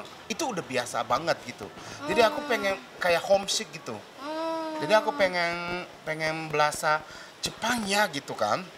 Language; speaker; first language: Indonesian; non-native, fluent; Japanese